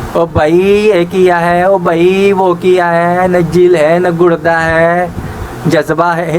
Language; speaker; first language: Hindi; non-native, local second language; Marathi